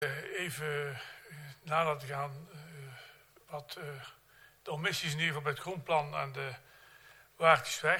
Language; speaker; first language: Dutch; native; Dutch